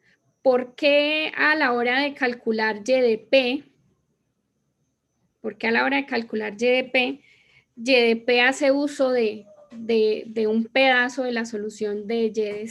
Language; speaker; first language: Spanish; native; Spanish